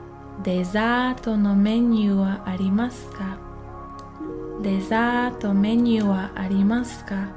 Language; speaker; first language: Japanese; non-native, fluent; English